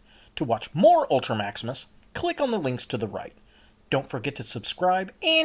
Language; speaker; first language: English; native; English